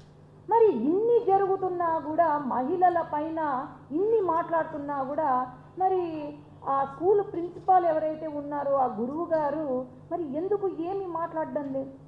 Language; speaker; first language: Telugu; native; Telugu